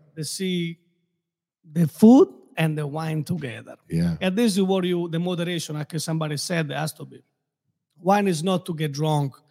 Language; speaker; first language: English; non-native, fluent; Italian